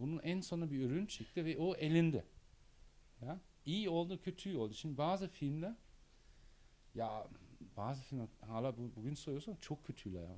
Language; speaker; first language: Turkish; non-native, learner; German